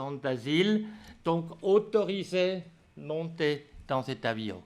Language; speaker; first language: French; native; French